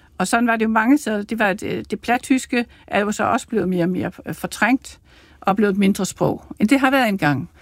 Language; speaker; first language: Danish; non-native, local second language; German